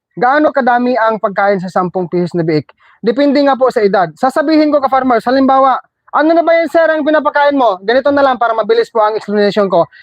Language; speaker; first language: Filipino; non-native, local second language; Cebuano